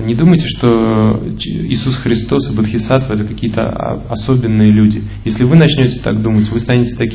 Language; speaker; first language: Russian; native; Russian